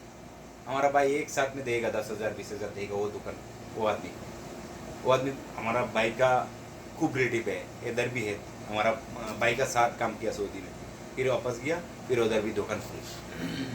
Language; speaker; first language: Hindi; non-native, learner; Bangla